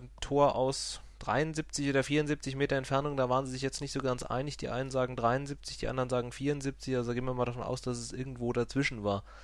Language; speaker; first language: German; native; German